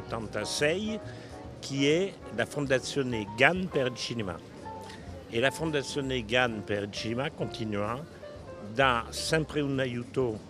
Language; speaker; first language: Italian; non-native, fluent; French